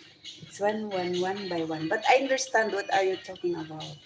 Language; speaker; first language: English; non-native, learner; Filipino